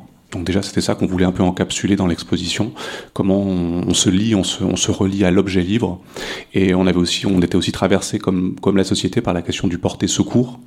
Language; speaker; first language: French; native; French